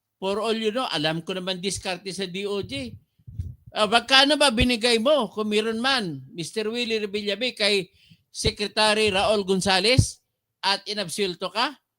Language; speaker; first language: Filipino; non-native, local second language; Cebuano